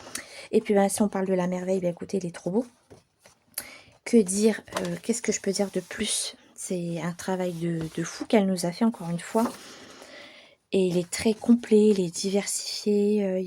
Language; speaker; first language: French; native; French